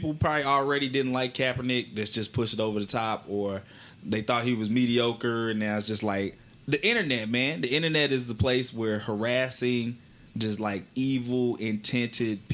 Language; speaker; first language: English; native; English